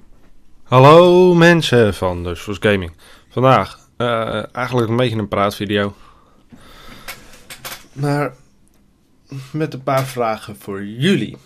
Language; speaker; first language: Dutch; native; Dutch